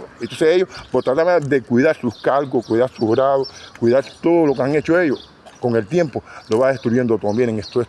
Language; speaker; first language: Spanish; native; Spanish